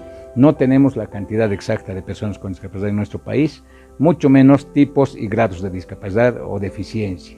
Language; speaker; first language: Spanish; native; Spanish